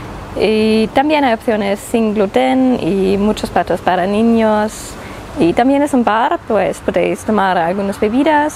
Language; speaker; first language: Spanish; non-native, learner; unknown